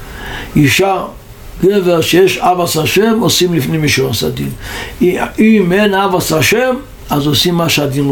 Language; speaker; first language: Hebrew; non-native, local second language; Yiddish